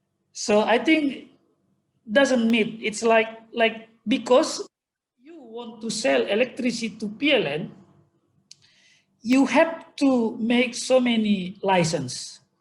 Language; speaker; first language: English; non-native, fluent; Indonesian